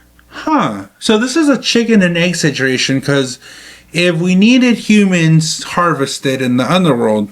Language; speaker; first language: English; native; English